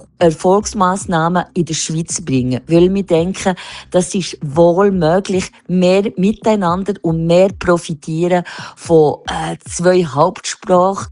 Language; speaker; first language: German; non-native, local second language; French